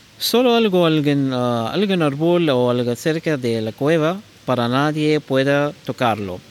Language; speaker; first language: Spanish; non-native, learner; Arabic